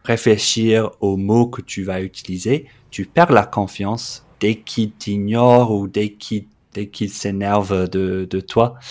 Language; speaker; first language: French; non-native, fluent; English